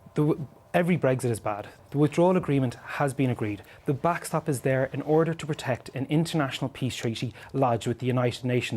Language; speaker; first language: English; native; English